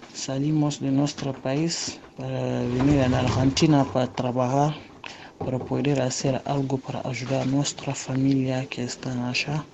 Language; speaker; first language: Spanish; non-native, learner; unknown